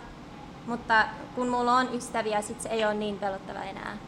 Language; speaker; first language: Finnish; early bilingual, heritage; English